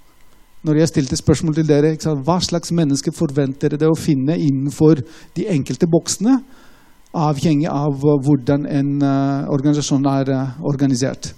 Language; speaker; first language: Norwegian; non-native, fluent; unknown